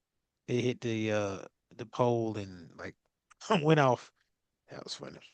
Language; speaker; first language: English; native; English